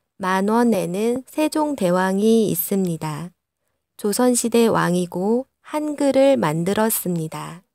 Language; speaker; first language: Korean; non-native, learner; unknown